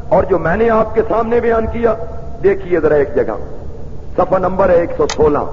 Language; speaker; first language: Urdu; non-native, local second language; Punjabi